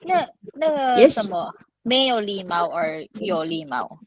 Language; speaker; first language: Chinese; non-native, learner; Filipino